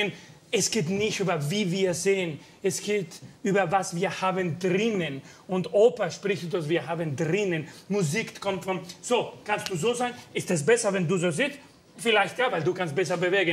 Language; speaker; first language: German; non-native, learner; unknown